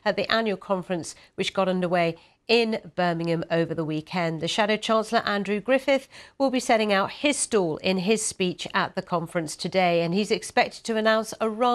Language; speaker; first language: English; native; English